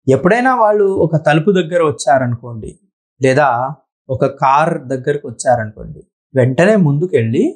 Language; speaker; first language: Hindi; non-native, local second language; Telugu